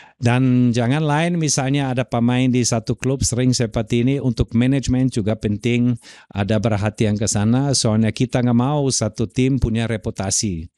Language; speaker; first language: Indonesian; non-native, fluent; German